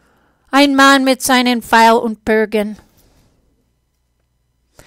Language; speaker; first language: German; non-native, fluent; English